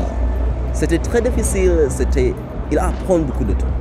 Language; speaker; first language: French; non-native, learner; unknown